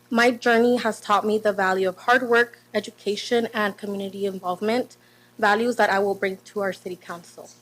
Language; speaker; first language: English; non-native, fluent; Spanish